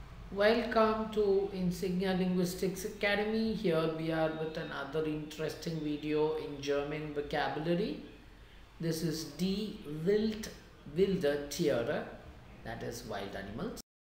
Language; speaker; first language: English; non-native, local second language; Tamil